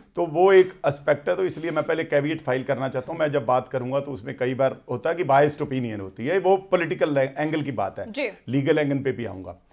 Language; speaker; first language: Hindi; native; Hindi